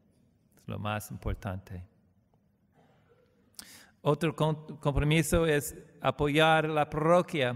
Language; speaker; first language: Spanish; non-native, learner; English